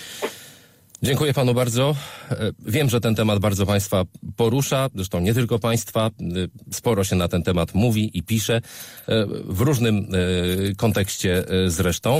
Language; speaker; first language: Polish; native; Polish